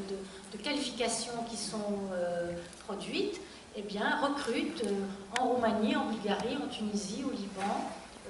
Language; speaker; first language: French; native; French